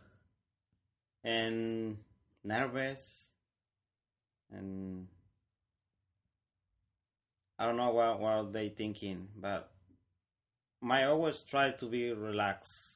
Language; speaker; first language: English; non-native, learner; Spanish